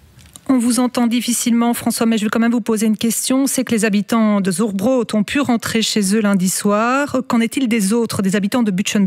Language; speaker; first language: French; native; French